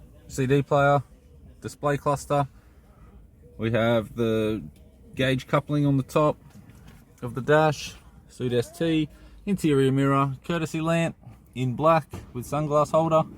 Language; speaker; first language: English; native; English